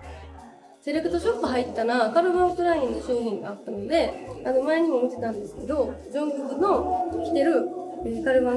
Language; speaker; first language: Japanese; native; Japanese